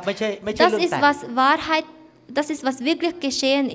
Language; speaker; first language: German; non-native, fluent; Thai